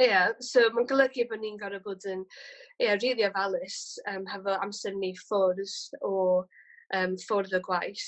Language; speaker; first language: Welsh; native; Welsh